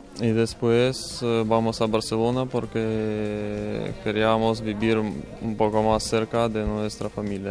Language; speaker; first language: Spanish; non-native, learner; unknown